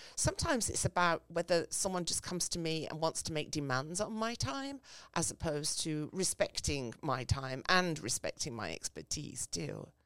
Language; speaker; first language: English; native; English